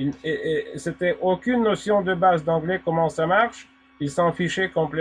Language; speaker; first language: French; non-native, fluent; Russian